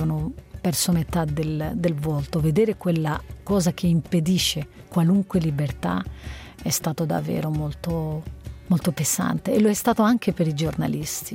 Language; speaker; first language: Italian; non-native, fluent; Arabic